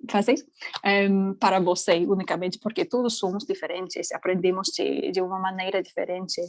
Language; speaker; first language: Portuguese; non-native, fluent; English